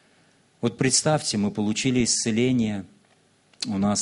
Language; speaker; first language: Russian; native; Russian